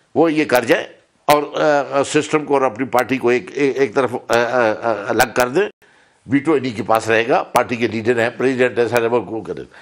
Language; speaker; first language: Urdu; native; Urdu